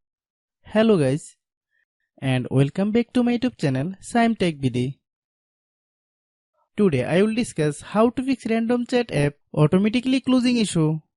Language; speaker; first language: English; non-native, fluent; Bangla